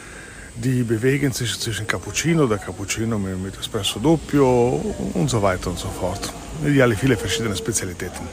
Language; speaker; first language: German; non-native, fluent; Italian